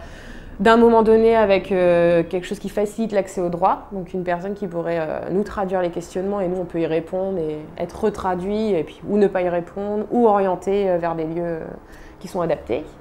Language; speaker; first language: French; native; French